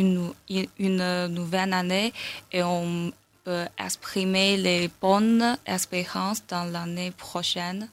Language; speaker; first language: French; non-native, learner; Chinese